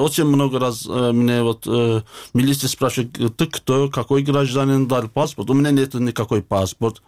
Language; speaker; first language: Russian; non-native, learner; Azerbaijani